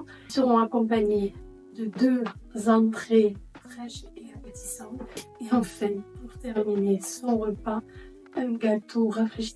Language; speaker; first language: French; native; French